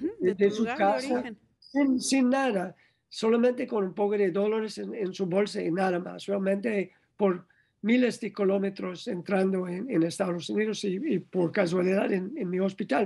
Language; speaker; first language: Spanish; non-native, learner; English